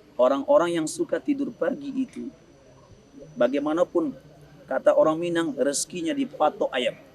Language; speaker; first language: Indonesian; non-native, local second language; Minangkabau